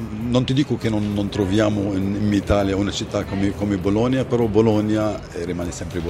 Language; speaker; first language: Italian; non-native, fluent; Arabic